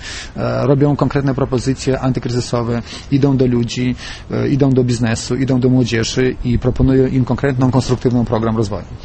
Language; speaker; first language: Polish; non-native, fluent; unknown